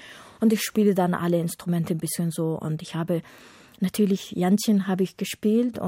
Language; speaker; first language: German; non-native, fluent; Mongolian